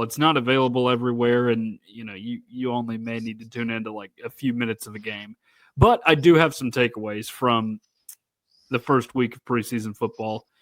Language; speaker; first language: English; native; English